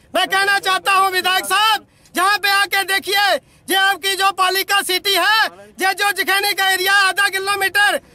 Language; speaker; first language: Hindi; native; Hindi